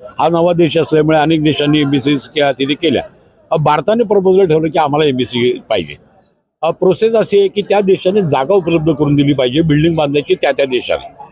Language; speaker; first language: Marathi; native; Marathi